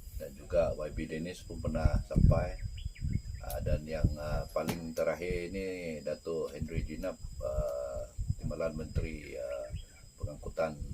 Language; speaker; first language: Malay; non-native, local second language; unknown